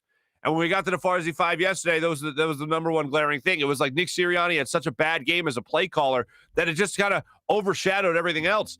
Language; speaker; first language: English; native; English